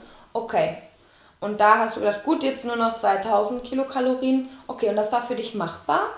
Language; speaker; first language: German; native; German